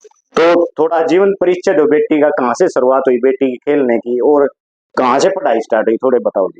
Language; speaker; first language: Hindi; native; Hindi